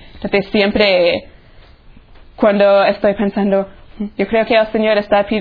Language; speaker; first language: Spanish; non-native, fluent; English